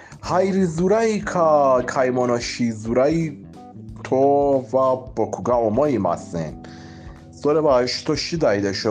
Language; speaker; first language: Japanese; non-native, fluent; Persian